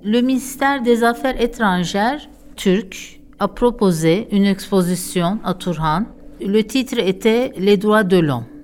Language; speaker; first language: French; non-native, fluent; Turkish